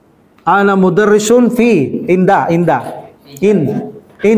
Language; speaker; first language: Arabic; non-native, fluent; Filipino